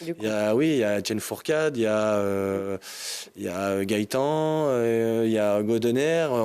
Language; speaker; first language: French; native; French